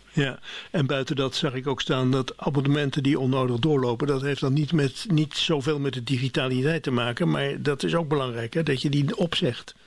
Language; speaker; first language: Dutch; native; Dutch